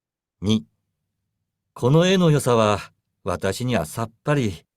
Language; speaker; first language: Japanese; non-native, learner; Bangla